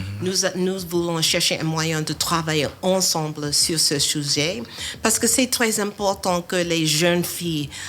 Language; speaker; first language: French; non-native, fluent; English